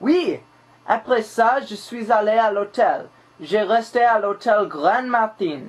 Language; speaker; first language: French; non-native, learner; English